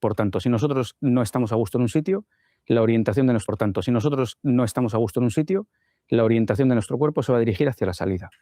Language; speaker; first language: Spanish; native; Spanish